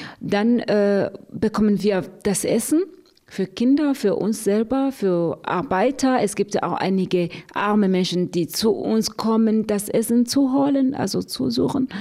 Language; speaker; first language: German; non-native, fluent; Rundi